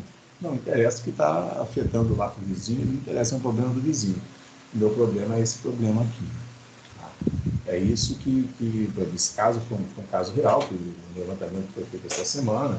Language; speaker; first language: Portuguese; native; Portuguese